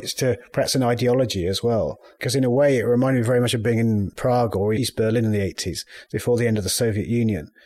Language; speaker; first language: English; native; English